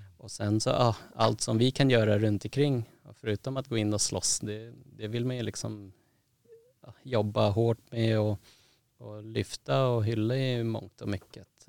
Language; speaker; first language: Swedish; native; Swedish